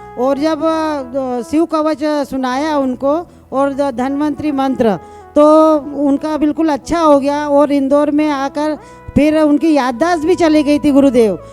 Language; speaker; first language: Hindi; native; Hindi